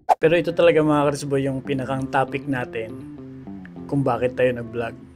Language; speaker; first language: Filipino; native; Filipino